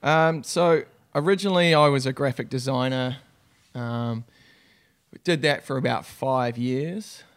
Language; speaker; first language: English; native; English